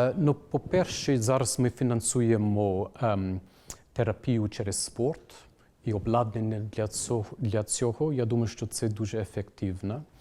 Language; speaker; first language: Ukrainian; non-native, fluent; English